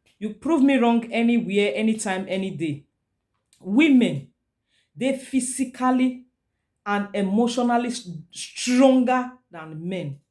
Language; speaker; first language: Nigerian Pidgin; non-native, local second language; Esan